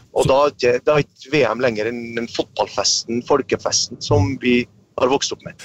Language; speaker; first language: Norwegian; early bilingual, other home language; Arabic